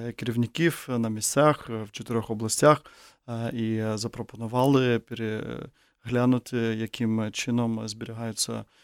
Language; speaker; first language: Ukrainian; non-native, local second language; Russian